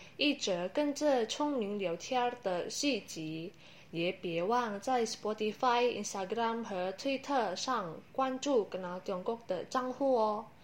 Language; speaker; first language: Chinese; non-native, learner; Indonesian